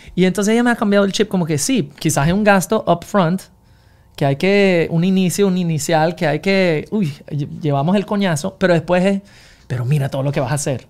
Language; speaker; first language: Spanish; non-native, fluent; English